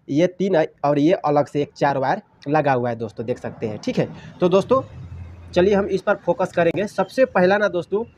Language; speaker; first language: Hindi; native; Hindi